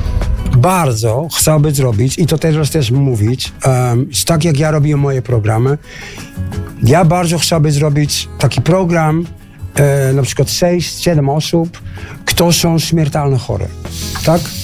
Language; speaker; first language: Polish; non-native, learner; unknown